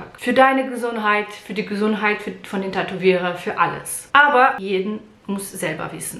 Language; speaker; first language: German; non-native, learner; Portuguese